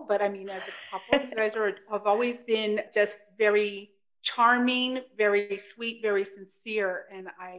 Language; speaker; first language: English; early bilingual, other home language; Spanish